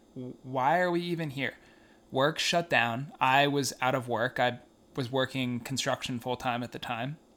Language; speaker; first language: English; native; English